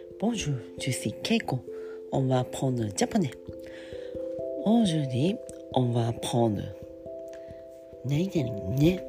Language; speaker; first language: French; non-native, learner; Japanese